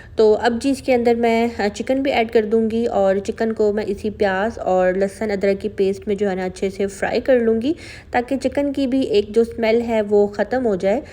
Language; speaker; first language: Urdu; native; Urdu